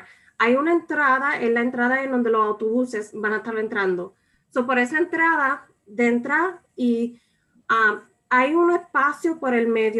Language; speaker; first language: Spanish; early bilingual, other home language; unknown